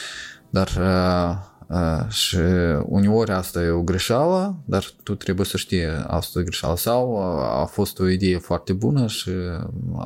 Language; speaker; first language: Romanian; non-native, local second language; Russian